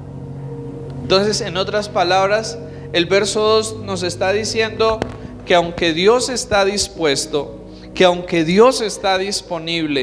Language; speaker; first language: Spanish; native; Spanish